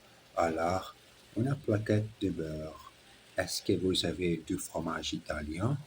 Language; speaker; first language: French; non-native, learner; Portuguese